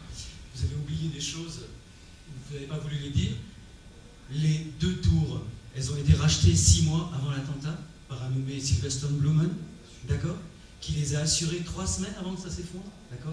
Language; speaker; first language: French; native; French